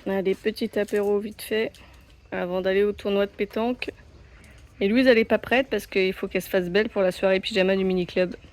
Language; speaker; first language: French; native; French